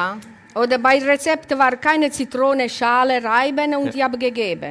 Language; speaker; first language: German; non-native, learner; Italian